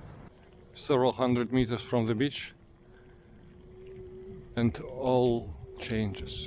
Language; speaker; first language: English; non-native, fluent; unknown